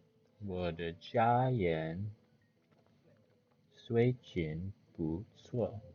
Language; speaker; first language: Chinese; non-native, learner; English